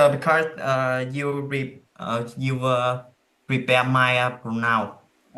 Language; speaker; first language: English; non-native, learner; Vietnamese